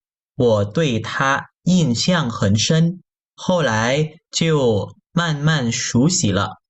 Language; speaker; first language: Chinese; non-native, fluent; Indonesian